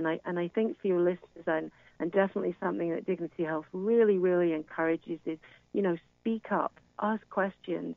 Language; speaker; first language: English; native; English